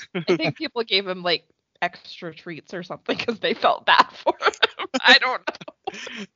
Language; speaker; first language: English; native; English